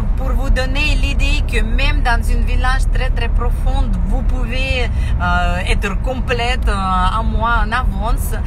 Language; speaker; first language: French; non-native, fluent; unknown